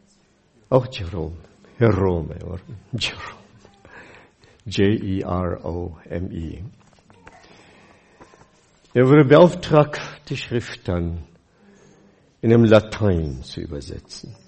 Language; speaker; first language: German; non-native, fluent; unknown